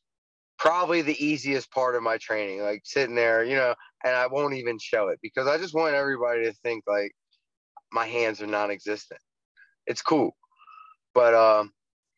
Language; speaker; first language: English; native; English